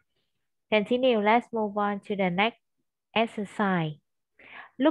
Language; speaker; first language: English; non-native, fluent; Vietnamese